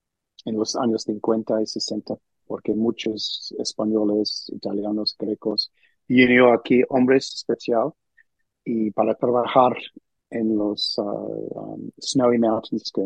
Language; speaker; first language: Spanish; early bilingual, heritage; Spanish